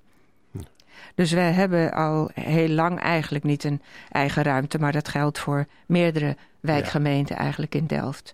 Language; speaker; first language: Dutch; native; Dutch